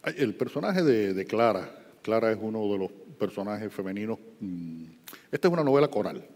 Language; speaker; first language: Spanish; native; Spanish